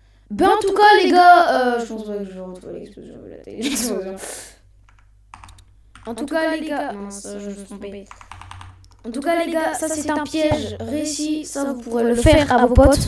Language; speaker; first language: French; native; French